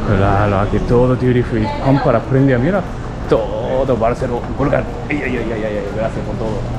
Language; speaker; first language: Spanish; non-native, learner; Japanese